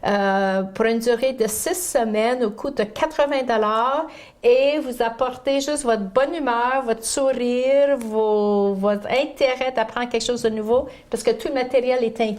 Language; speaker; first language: French; native; French